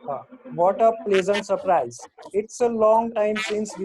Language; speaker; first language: English; non-native, learner; Gujarati